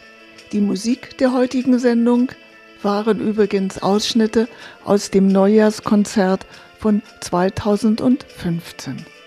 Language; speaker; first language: German; native; German